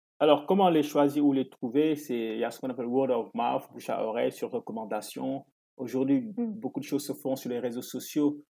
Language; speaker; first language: French; non-native, local second language; Wolof